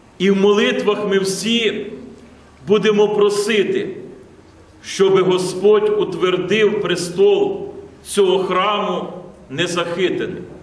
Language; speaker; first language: Ukrainian; native; Ukrainian